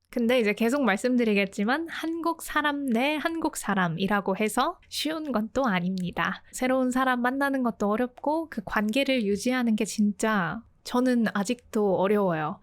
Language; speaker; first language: Korean; native; Korean